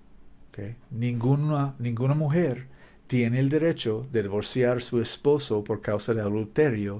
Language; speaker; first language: Spanish; non-native, learner; English